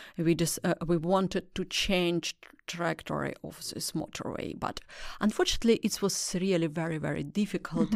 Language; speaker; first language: English; non-native, learner; Russian